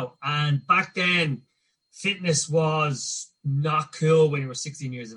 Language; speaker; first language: English; native; English